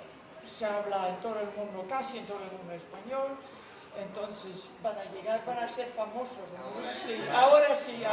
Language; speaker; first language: Spanish; non-native, fluent; Dutch